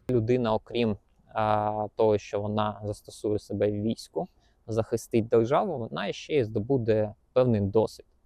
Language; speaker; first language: Ukrainian; native; Ukrainian